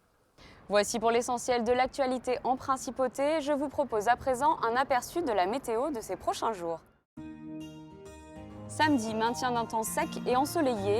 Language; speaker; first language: French; native; French